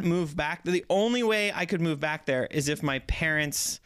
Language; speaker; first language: English; native; English